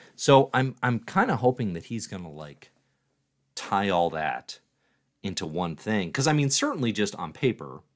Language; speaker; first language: English; native; English